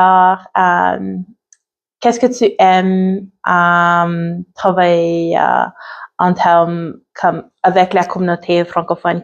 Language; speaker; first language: French; non-native, learner; English